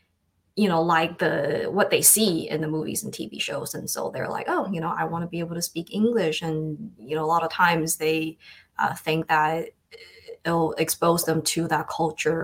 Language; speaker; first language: English; non-native, fluent; Chinese